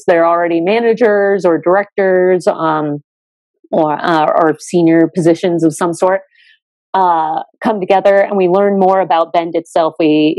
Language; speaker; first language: English; native; English